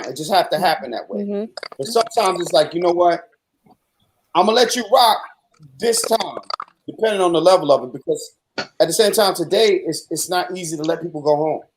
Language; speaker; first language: English; native; English